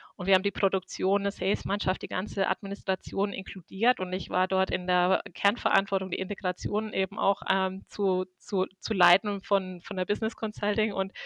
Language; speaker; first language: German; native; German